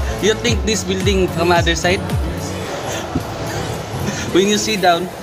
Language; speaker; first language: English; non-native, learner; Filipino